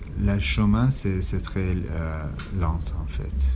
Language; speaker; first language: French; non-native, learner; Persian